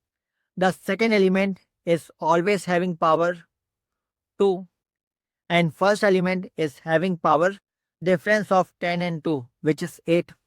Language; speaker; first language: English; non-native, local second language; Hindi